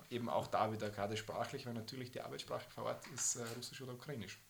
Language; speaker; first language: German; native; German